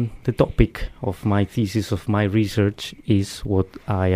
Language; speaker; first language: English; non-native, fluent; Spanish